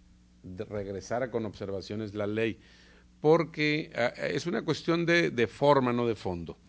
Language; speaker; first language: Spanish; native; Spanish